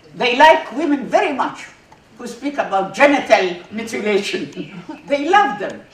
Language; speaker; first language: English; non-native, fluent; Arabic